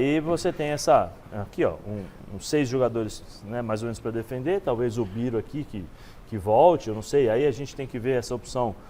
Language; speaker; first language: Portuguese; native; Portuguese